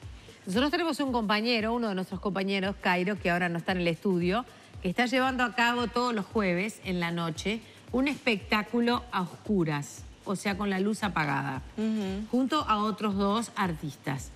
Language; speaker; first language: Spanish; native; Spanish